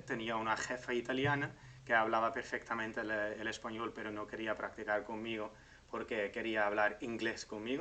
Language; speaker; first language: Spanish; non-native, fluent; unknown